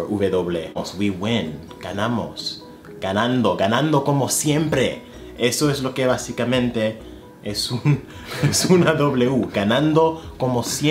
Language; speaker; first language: Spanish; non-native, fluent; English